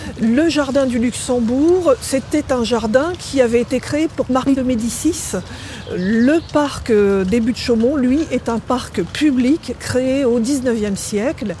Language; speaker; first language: French; native; French